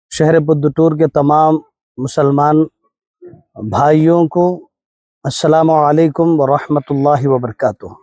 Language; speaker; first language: Urdu; native; Urdu